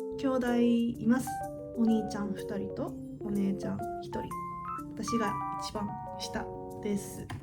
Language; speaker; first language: Japanese; non-native, learner; English